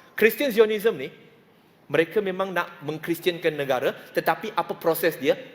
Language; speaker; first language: Malay; non-native, local second language; Chinese